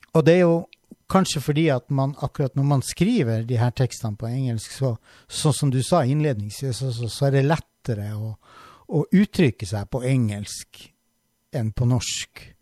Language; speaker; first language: Norwegian; native; Norwegian